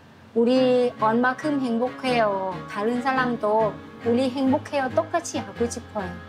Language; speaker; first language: Korean; non-native, learner; Thai